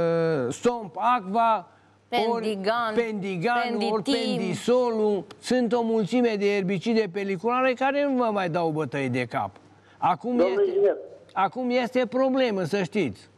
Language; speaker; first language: Romanian; native; Romanian